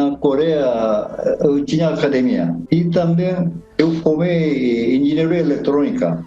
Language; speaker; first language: Portuguese; non-native, learner; Korean